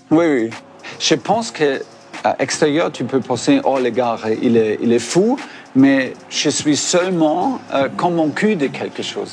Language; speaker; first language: French; non-native, fluent; German